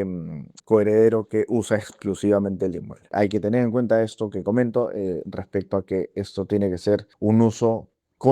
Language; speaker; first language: Spanish; native; Spanish